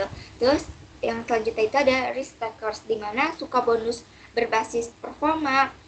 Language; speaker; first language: Indonesian; native; Indonesian